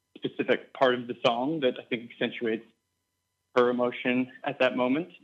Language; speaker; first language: English; native; English